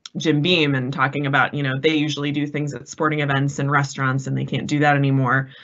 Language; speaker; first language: English; native; English